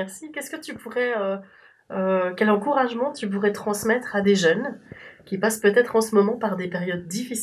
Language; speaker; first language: French; native; French